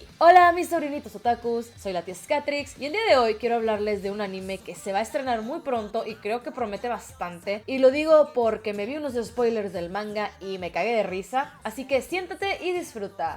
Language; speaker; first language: Spanish; native; Spanish